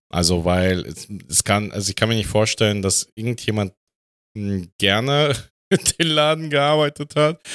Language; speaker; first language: German; non-native, fluent; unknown